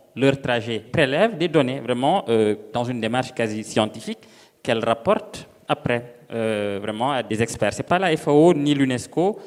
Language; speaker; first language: French; non-native, local second language; Serer